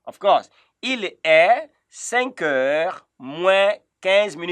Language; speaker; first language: French; non-native, fluent; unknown